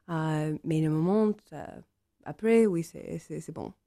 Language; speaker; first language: French; non-native, learner; English